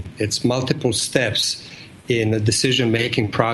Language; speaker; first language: English; non-native, fluent; Bosnian